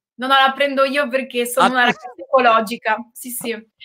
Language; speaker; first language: Italian; native; Italian